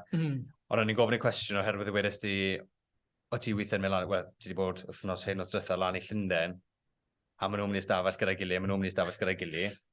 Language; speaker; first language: Welsh; native; Welsh